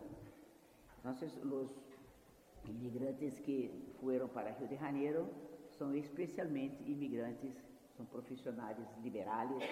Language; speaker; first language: Spanish; non-native, fluent; Portuguese